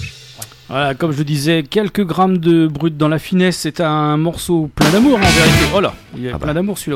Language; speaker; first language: French; native; French